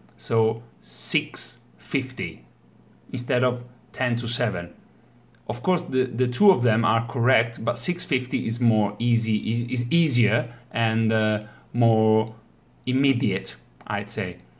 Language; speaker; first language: English; non-native, fluent; Italian